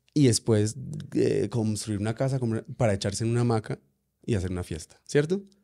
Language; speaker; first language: Spanish; early bilingual, other home language; English